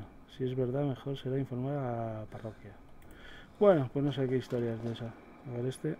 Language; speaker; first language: Spanish; native; Spanish